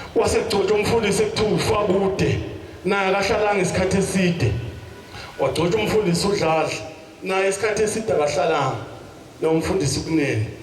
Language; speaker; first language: Zulu; native; Zulu